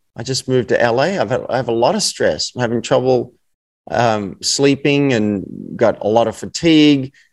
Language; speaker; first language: English; native; English